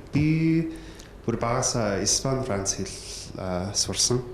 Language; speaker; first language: Mongolian; non-native, fluent; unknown